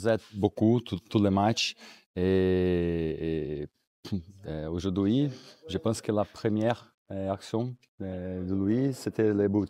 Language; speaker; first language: French; non-native, learner; Portuguese